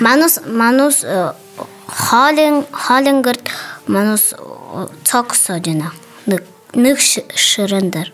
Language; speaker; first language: Mongolian; non-native, learner; Buriat